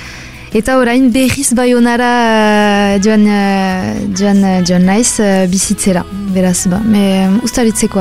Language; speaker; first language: Basque; non-native, local second language; French